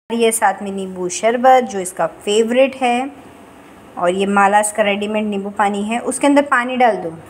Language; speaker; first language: Hindi; non-native, local second language; Gujarati